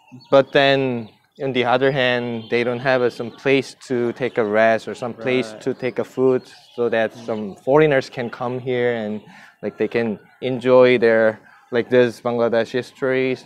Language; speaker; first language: English; non-native, fluent; Korean